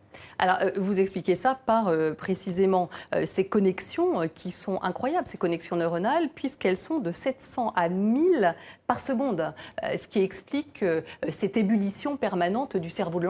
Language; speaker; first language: French; native; French